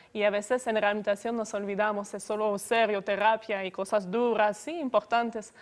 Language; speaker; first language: Spanish; non-native, fluent; French